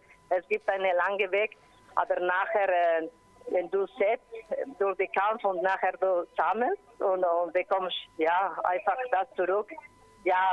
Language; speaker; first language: German; non-native, learner; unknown